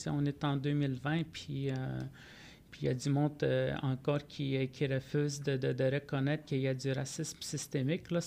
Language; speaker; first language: French; non-native, local second language; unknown